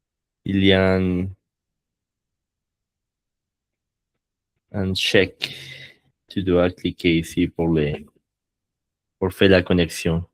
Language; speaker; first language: French; non-native, learner; Spanish